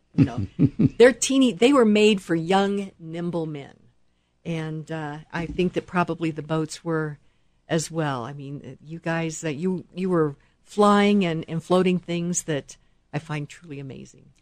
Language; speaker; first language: English; native; English